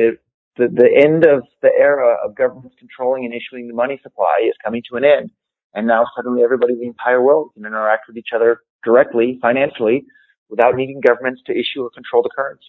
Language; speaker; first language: English; native; English